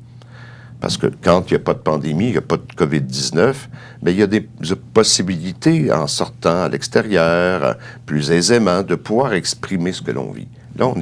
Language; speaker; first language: French; native; French